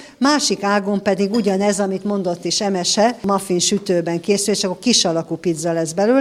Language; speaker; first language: Hungarian; native; Hungarian